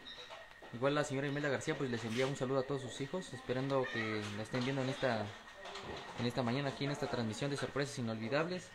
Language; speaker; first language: Spanish; native; Spanish